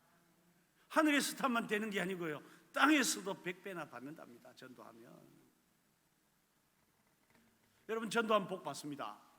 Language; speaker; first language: Korean; native; Korean